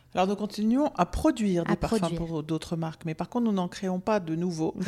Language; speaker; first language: French; native; French